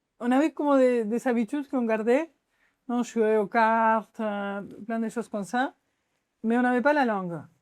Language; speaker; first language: French; non-native, fluent; Spanish